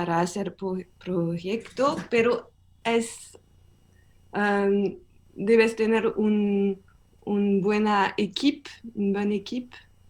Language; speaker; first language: Spanish; non-native, learner; French